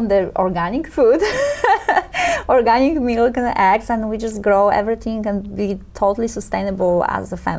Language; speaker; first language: English; non-native, fluent; Polish